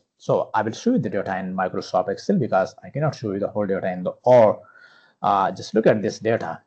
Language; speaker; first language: English; non-native, fluent; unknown